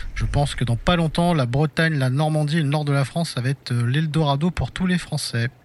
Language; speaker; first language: French; native; French